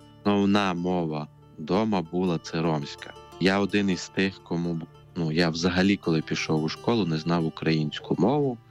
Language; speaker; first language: Ukrainian; non-native, local second language; Romany